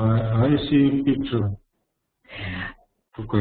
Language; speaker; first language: English; non-native, learner; Russian